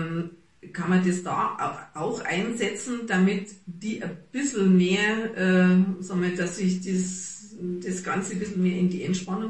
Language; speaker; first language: German; native; German